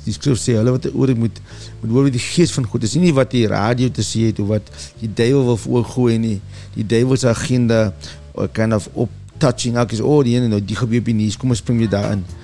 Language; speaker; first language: Afrikaans; early bilingual, heritage; Afrikaans